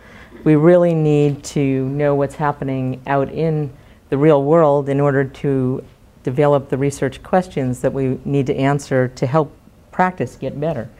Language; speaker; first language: English; native; English